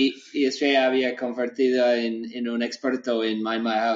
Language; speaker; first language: Spanish; non-native, learner; English